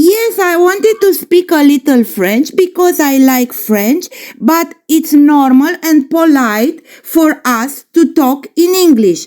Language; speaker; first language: English; non-native, fluent; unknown